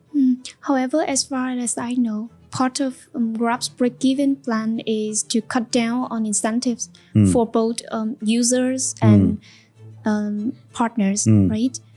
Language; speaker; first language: English; non-native, fluent; Vietnamese